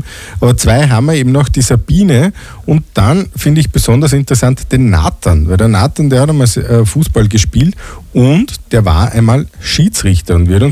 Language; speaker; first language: German; native; German